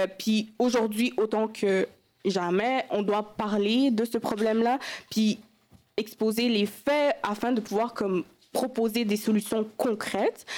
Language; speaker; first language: French; early bilingual, other home language; Wolof